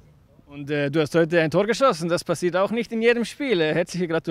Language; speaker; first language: German; native; German